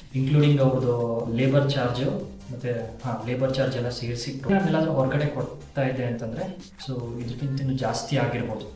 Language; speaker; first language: Kannada; native; Kannada